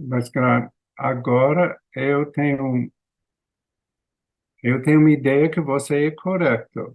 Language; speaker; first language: Portuguese; non-native, learner; English